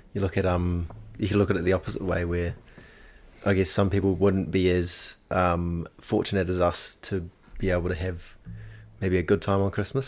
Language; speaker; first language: English; native; English